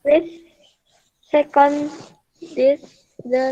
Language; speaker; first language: English; non-native, learner; Indonesian